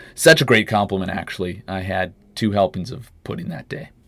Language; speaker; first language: English; native; English